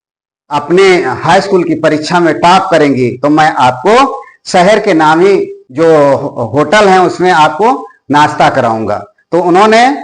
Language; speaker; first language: Hindi; native; Hindi